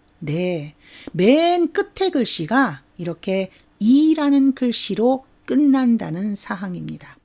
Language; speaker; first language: Korean; native; Korean